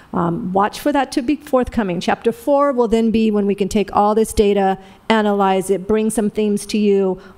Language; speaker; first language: English; native; English